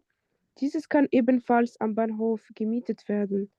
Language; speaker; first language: German; non-native, learner; French